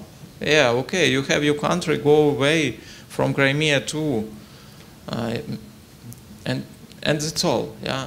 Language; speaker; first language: English; non-native, learner; Ukrainian